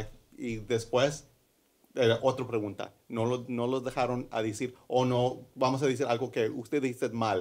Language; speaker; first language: Spanish; early bilingual, heritage; English